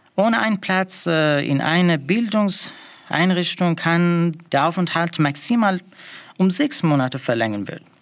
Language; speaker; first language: German; non-native, learner; Persian